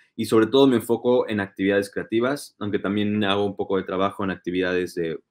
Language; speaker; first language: Spanish; native; Spanish